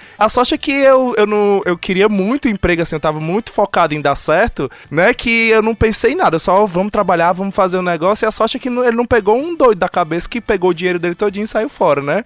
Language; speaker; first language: Portuguese; native; Portuguese